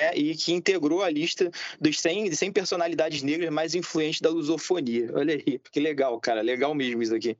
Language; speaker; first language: Portuguese; native; Portuguese